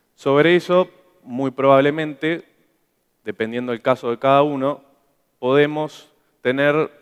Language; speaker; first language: Spanish; native; Spanish